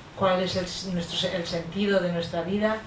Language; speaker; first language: Spanish; native; Spanish